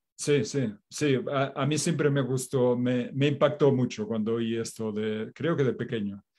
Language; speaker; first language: Spanish; non-native, local second language; Catalan